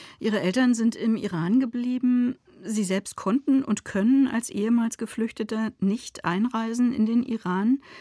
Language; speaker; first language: German; native; German